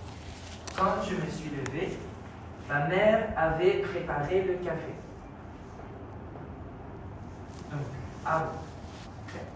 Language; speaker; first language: French; non-native, fluent; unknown